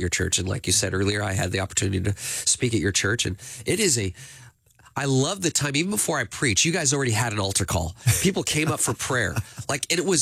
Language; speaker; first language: English; native; English